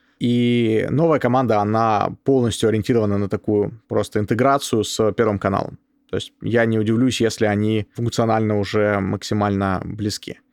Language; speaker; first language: Russian; native; Russian